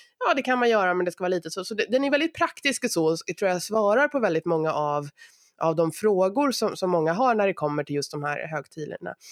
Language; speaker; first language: Swedish; native; Swedish